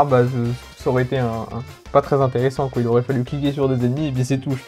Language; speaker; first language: French; native; French